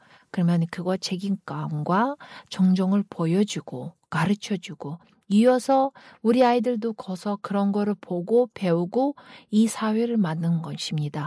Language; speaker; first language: Korean; non-native, fluent; Kyrgyz